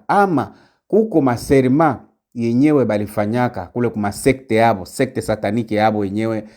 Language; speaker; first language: Swahili; native; Swahili